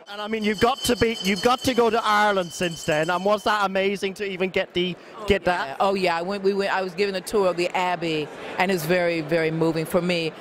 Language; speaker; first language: English; native; English